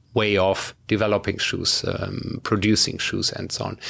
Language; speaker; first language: English; non-native, fluent; German